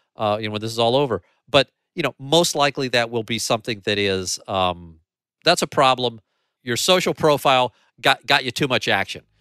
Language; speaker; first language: English; native; English